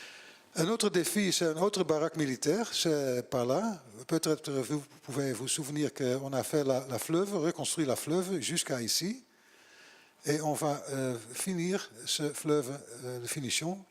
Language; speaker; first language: French; non-native, learner; Dutch